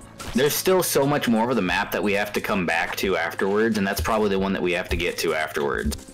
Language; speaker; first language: English; native; English